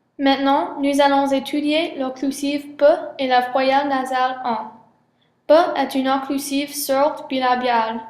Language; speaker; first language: French; non-native, learner; English